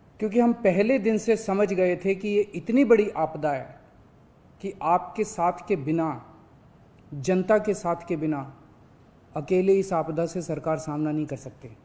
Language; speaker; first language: Hindi; native; Hindi